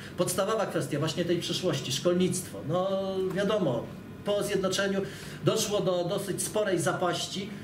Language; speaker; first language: Polish; native; Polish